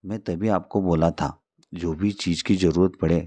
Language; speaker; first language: Hindi; non-native, local second language; Marathi